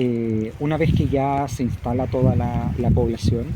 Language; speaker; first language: Spanish; native; Spanish